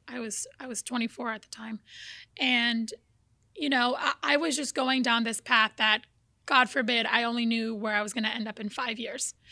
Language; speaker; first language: English; early bilingual, other home language; Portuguese